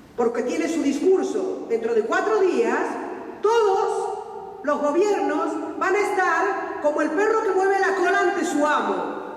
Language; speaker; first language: Spanish; native; Spanish